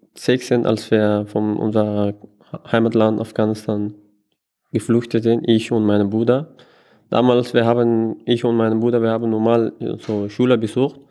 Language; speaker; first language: German; non-native, learner; Persian